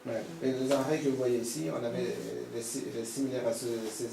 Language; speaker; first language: French; non-native, learner; Persian